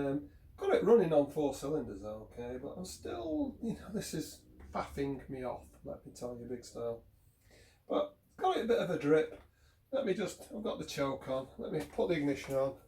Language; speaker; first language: English; native; English